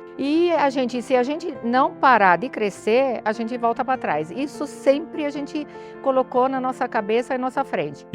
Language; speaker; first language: Portuguese; non-native, fluent; Arabic